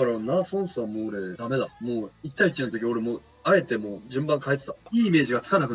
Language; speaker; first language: Japanese; native; Japanese